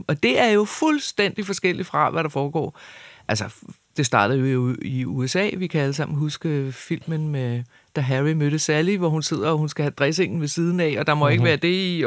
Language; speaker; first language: Danish; native; Danish